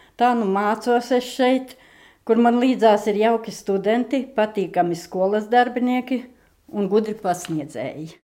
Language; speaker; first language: Latvian; native; Latvian